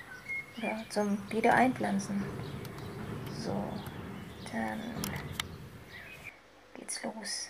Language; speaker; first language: German; non-native, fluent; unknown